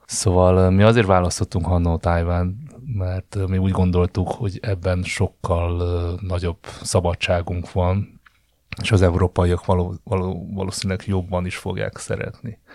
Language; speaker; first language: Hungarian; non-native, fluent; Chinese